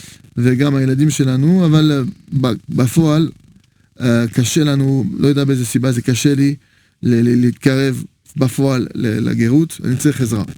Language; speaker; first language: Hebrew; non-native, fluent; French